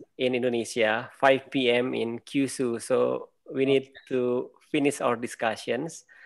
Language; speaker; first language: English; non-native, fluent; Indonesian